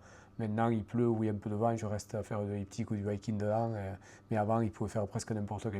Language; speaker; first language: French; native; French